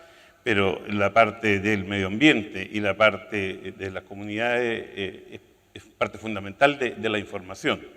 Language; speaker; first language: Spanish; native; Spanish